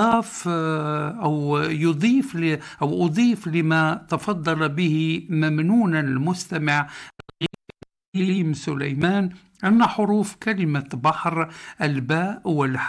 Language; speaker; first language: Arabic; native; Arabic